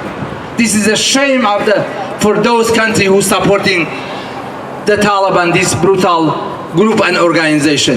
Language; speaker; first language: English; non-native, fluent; Persian